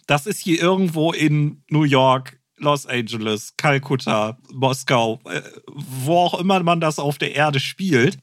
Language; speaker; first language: German; native; German